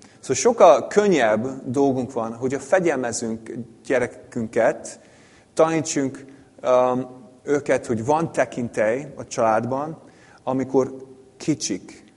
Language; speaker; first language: Hungarian; non-native, fluent; English